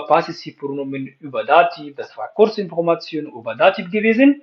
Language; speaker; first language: German; non-native, fluent; Pashto